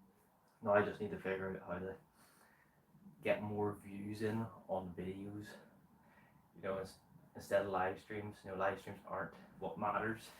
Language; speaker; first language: English; native; English